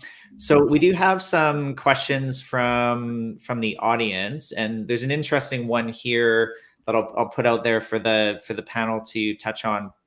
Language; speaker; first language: English; native; English